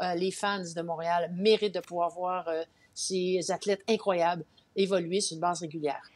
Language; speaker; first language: French; native; French